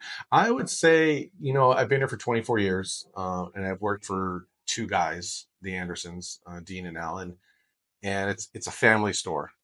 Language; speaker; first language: English; native; English